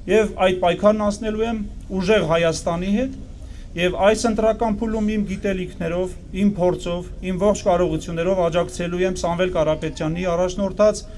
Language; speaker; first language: Armenian; non-native, local second language; Kurdish